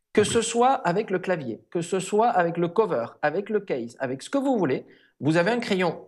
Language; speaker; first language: French; non-native, fluent; Spanish